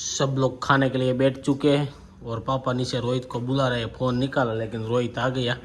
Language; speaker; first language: Hindi; non-native, local second language; Gujarati